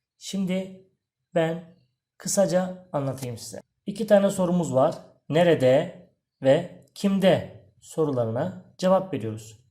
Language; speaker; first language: Turkish; native; Turkish